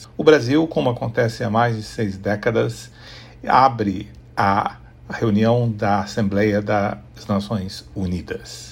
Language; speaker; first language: Portuguese; native; Portuguese